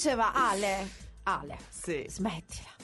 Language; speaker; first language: Italian; native; Italian